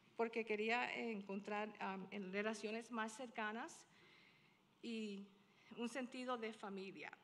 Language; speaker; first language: Spanish; early bilingual, heritage; Spanish